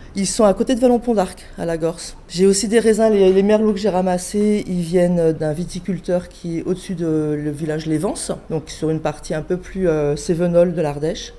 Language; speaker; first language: French; native; French